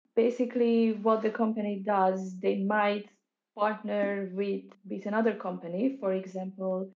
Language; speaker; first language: English; non-native, fluent; Hungarian